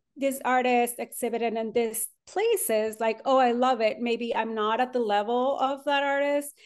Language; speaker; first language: English; non-native, fluent; Spanish